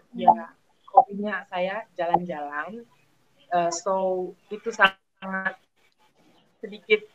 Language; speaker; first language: Indonesian; native; Indonesian